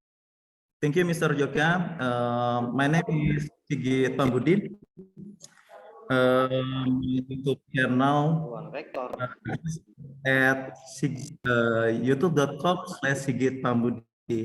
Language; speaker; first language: English; non-native, fluent; Indonesian